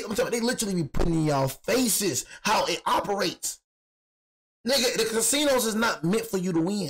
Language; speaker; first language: English; native; English